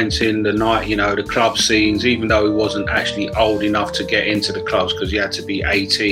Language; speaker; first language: English; native; English